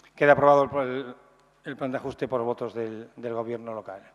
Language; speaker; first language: Spanish; native; Spanish